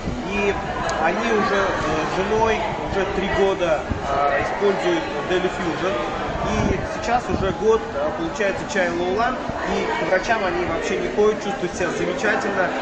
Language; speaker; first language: Russian; native; Russian